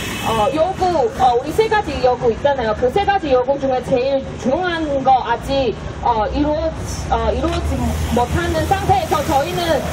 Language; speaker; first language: Korean; non-native, fluent; Chinese